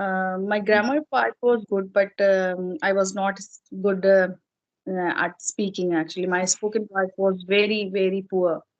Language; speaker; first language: English; non-native, fluent; Hindi